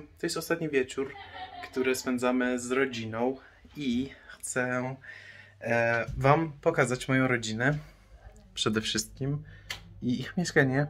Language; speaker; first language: Polish; non-native, fluent; Persian